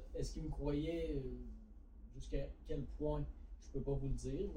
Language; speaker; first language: French; native; French